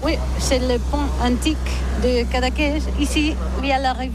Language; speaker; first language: French; non-native, learner; Catalan